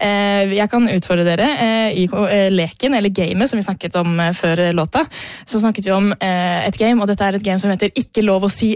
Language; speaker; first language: Norwegian; native; Norwegian